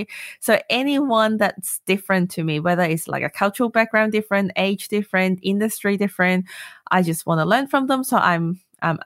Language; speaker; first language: English; non-native, local second language; Cantonese